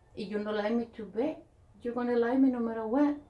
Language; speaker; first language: English; non-native, learner; Spanish